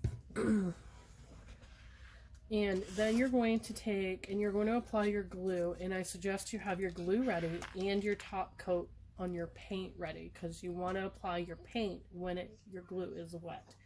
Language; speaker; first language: English; native; English